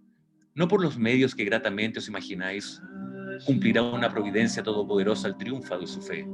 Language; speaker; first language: Spanish; native; Spanish